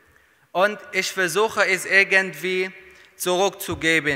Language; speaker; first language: German; non-native, fluent; Arabic